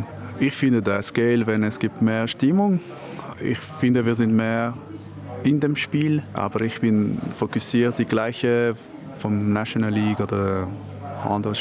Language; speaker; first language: German; non-native, local second language; French